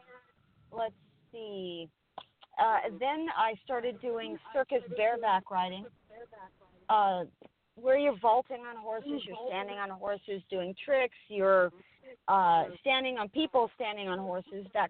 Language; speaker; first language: English; native; English